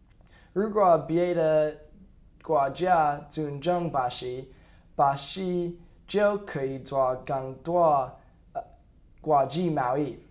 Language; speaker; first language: Chinese; non-native, learner; English